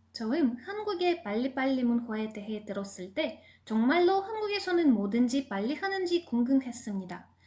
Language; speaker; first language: Korean; non-native, fluent; Russian